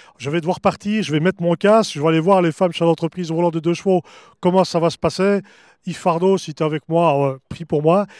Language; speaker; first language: French; native; French